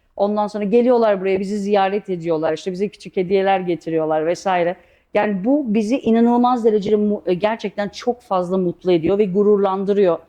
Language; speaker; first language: Turkish; early bilingual, heritage; Turkish